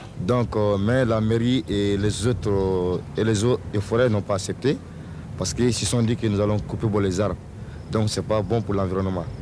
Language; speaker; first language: French; non-native, local second language; Soninke